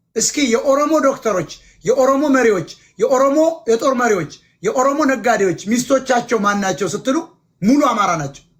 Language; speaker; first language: Amharic; native; Amharic